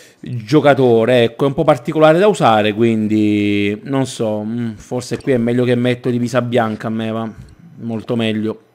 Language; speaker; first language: Italian; native; Italian